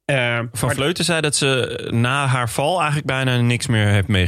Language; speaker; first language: Dutch; native; Dutch